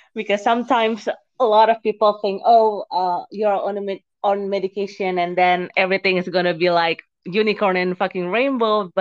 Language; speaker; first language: English; non-native, fluent; Indonesian